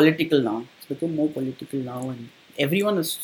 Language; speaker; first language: English; non-native, local second language; Kannada